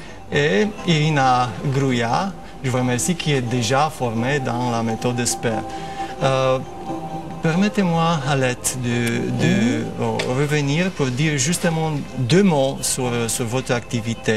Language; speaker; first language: French; non-native, fluent; Romanian